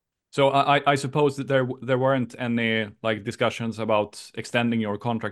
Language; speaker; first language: English; non-native, fluent; Swedish